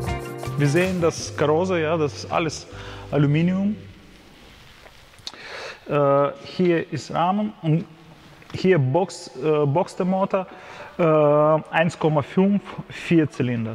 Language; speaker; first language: German; non-native, fluent; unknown